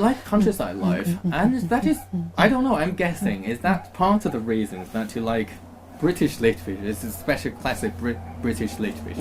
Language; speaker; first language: English; non-native, fluent; Chinese